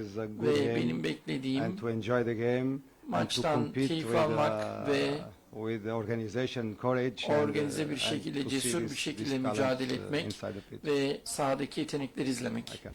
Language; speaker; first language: Turkish; non-native, learner; Portuguese